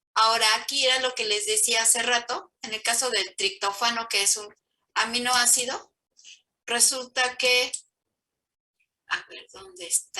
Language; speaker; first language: Spanish; native; Spanish